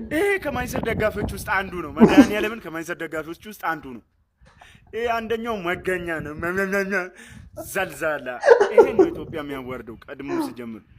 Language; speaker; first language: Amharic; non-native, local second language; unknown